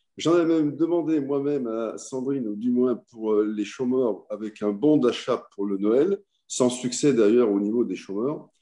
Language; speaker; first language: French; native; French